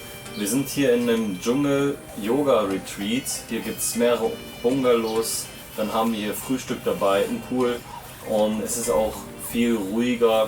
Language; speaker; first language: German; native; German